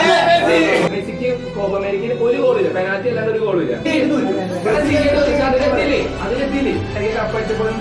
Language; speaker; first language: Malayalam; native; Malayalam